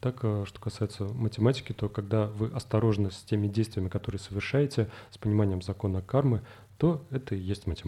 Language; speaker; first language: Russian; native; Russian